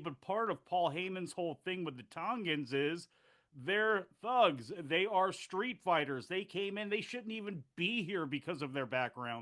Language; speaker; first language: English; native; English